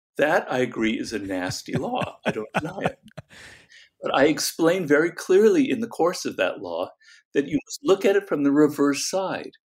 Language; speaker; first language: English; native; English